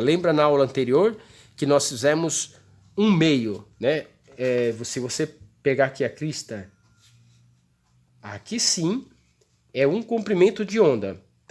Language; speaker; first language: Portuguese; native; Portuguese